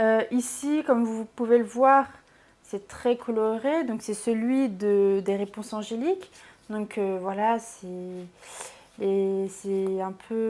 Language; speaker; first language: French; native; French